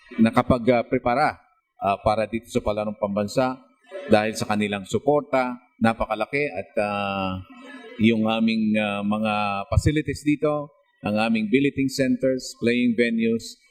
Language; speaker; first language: Filipino; non-native, local second language; Bikol